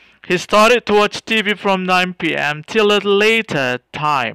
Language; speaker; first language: English; non-native, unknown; Indonesian